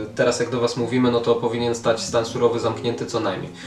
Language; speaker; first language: Polish; native; Polish